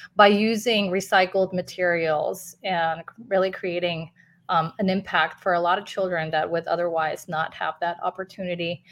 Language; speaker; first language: English; non-native, fluent; Spanish